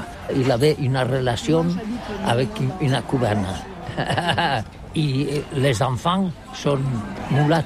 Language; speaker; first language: French; non-native, learner; Catalan